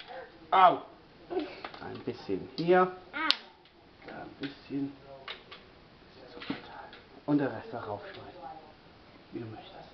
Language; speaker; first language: German; non-native, fluent; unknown